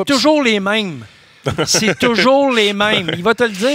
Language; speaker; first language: French; native; French